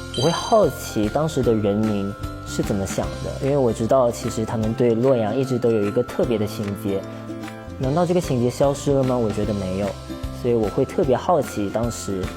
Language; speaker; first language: Chinese; early bilingual, heritage; Chinese